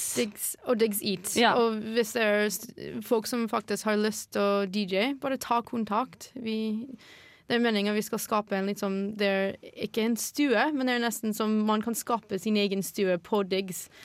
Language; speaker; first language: Norwegian; non-native, fluent; English